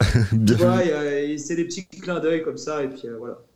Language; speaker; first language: French; native; French